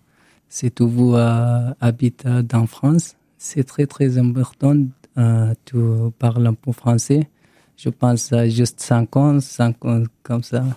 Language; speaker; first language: French; non-native, learner; Arabic